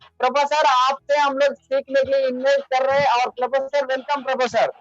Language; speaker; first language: Hindi; non-native, local second language; Tamil